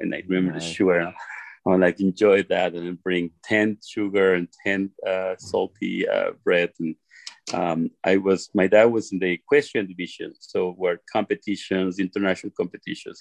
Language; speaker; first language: English; non-native, fluent; Spanish